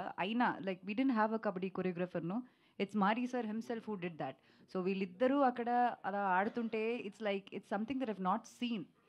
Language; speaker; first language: Telugu; non-native, local second language; Malayalam